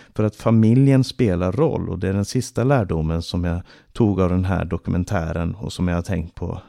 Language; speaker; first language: Swedish; native; Swedish